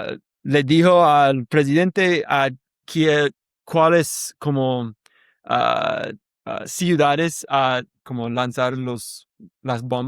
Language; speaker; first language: Spanish; non-native, learner; English